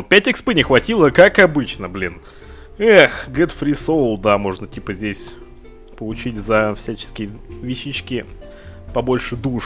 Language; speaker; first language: Russian; native; Russian